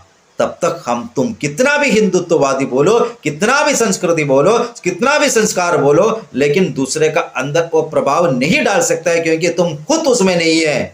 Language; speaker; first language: Hindi; non-native, local second language; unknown